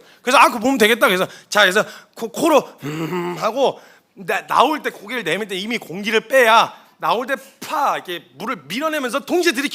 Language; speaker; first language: Korean; native; Korean